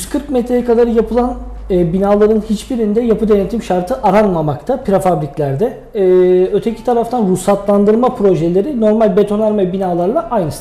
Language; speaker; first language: Turkish; native; Turkish